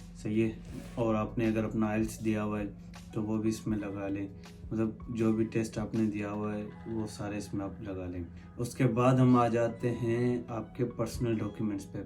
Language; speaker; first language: Urdu; non-native, local second language; Sindhi